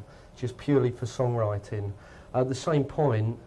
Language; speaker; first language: English; native; English